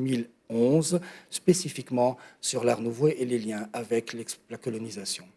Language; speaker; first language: French; native; French